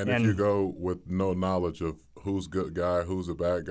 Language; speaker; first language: English; native; English